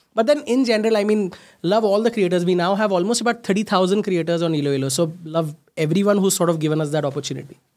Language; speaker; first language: English; non-native, local second language; Hindi